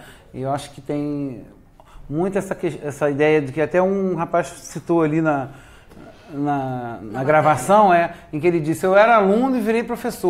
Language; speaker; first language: Portuguese; native; Portuguese